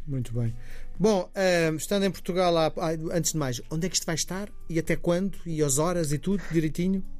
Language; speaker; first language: Portuguese; native; Portuguese